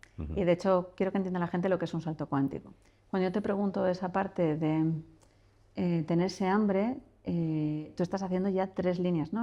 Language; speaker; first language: Spanish; native; Spanish